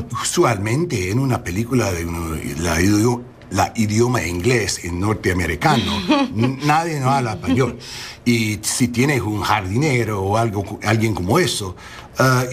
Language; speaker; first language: Spanish; non-native, learner; English